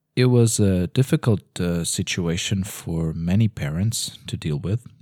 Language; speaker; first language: English; non-native, fluent; Portuguese